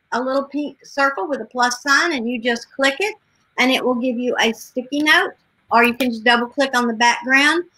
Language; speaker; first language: English; native; English